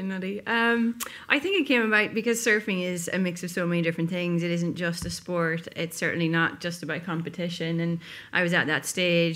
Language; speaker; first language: English; native; English